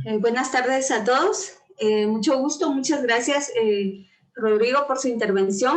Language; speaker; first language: Spanish; native; Spanish